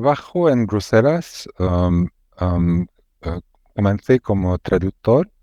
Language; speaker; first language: Spanish; non-native, learner; Hungarian